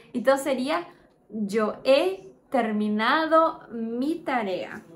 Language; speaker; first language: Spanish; non-native, fluent; Portuguese